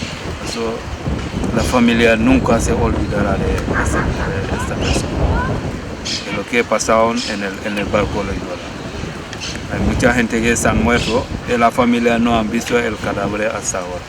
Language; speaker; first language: Spanish; non-native, fluent; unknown